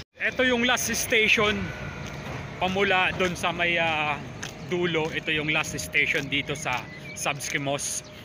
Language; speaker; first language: Filipino; native; Filipino